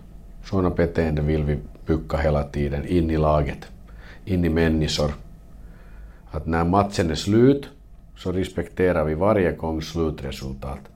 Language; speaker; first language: Swedish; non-native, learner; Finnish